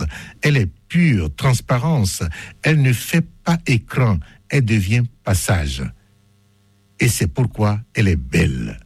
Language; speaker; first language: French; native; French